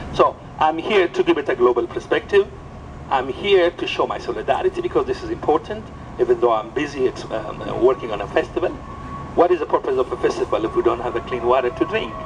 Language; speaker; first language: English; non-native, fluent; Amharic